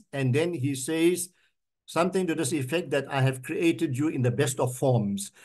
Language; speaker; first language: English; native; English